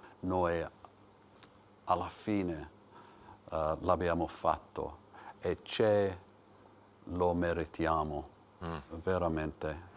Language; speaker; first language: Italian; non-native, learner; English